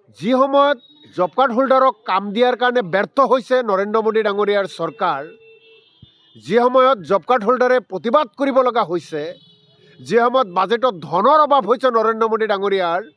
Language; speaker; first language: Assamese; native; Assamese